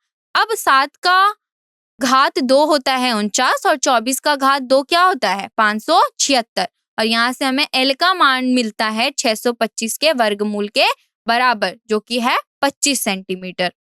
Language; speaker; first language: Hindi; native; Hindi